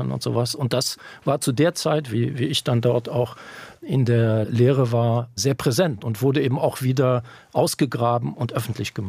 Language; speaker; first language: German; native; German